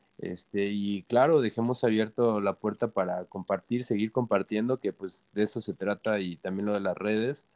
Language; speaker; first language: Spanish; native; Spanish